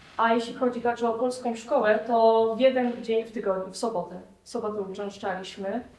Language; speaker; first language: Polish; early bilingual, heritage; Polish